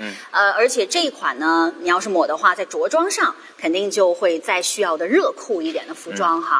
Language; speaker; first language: Chinese; native; Chinese